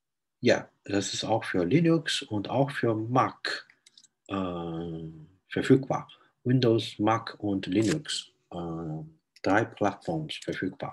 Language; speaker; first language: German; non-native, fluent; Chinese